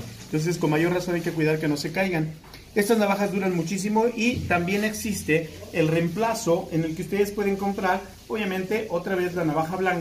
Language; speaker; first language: Spanish; native; Spanish